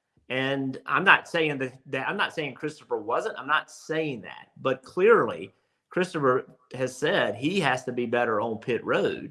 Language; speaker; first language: English; native; English